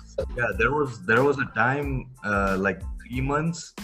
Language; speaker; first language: English; non-native, local second language; Gujarati